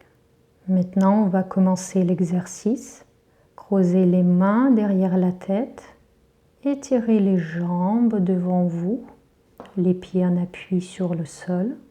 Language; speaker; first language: French; native; French